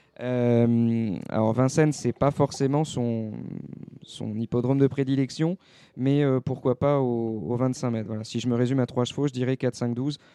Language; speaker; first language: French; native; French